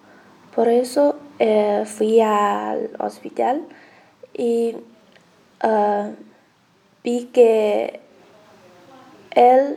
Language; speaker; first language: Spanish; non-native, learner; Chinese